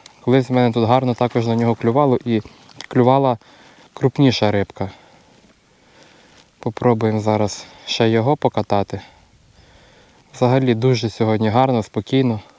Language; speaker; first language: Ukrainian; native; Ukrainian